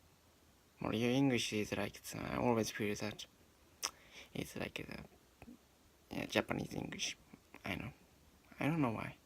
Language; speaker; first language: English; non-native, learner; Japanese